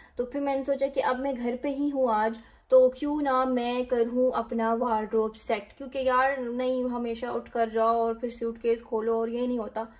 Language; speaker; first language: Urdu; native; Urdu